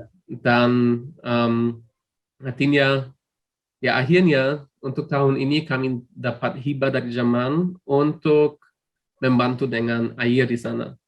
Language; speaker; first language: Indonesian; non-native, fluent; German